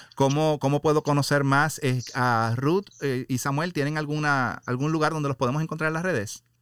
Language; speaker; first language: Spanish; native; Spanish